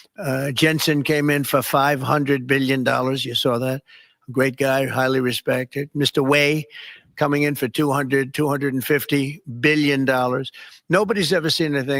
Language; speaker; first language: English; native; English